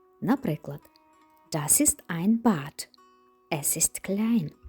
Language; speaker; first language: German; non-native, fluent; Ukrainian